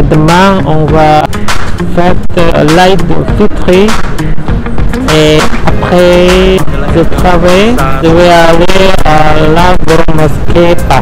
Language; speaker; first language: French; non-native, learner; Indonesian